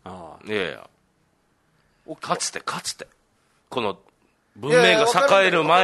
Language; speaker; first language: Japanese; native; Japanese